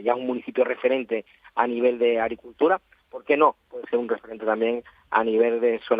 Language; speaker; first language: Spanish; native; Spanish